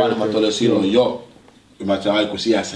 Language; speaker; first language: Finnish; early bilingual, other home language; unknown